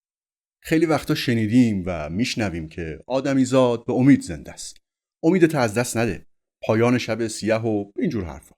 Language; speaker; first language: Persian; native; Persian